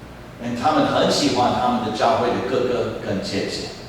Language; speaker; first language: Chinese; non-native, fluent; English